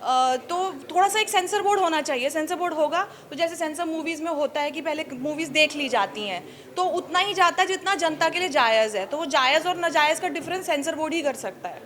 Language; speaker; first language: Hindi; native; Hindi